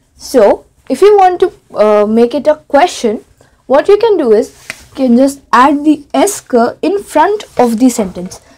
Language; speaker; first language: English; non-native, local second language; Hindi